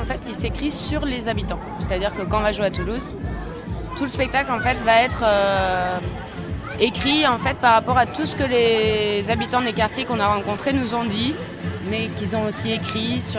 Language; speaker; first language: French; native; French